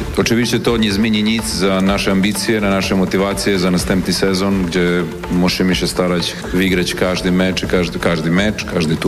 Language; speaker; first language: Polish; non-native, learner; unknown